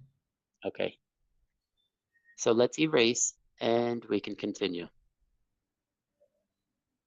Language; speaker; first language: English; non-native, fluent; Spanish